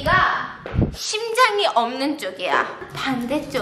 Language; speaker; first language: Korean; early bilingual, heritage; English